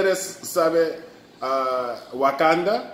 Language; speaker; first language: Spanish; non-native, learner; English